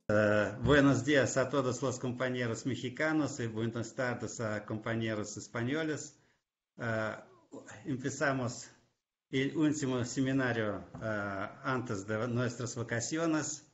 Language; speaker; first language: Spanish; non-native, fluent; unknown